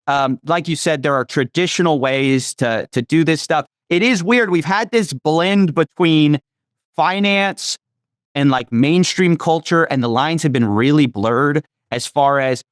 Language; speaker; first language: English; native; English